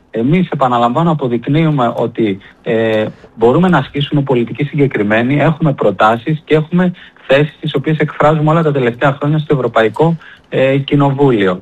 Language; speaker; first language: Greek; native; Greek